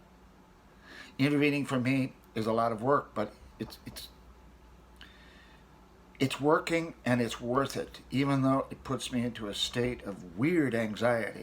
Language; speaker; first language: English; native; English